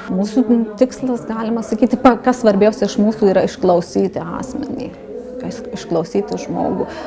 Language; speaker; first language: Lithuanian; native; Lithuanian